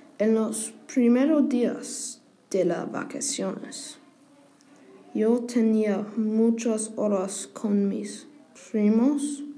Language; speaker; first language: Spanish; non-native, learner; English